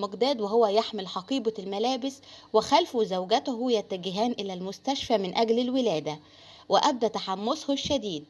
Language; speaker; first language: Arabic; native; Arabic